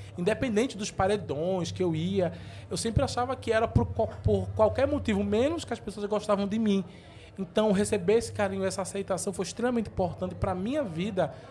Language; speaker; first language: Portuguese; native; Portuguese